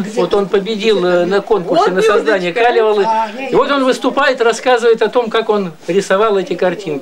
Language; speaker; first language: Russian; native; Russian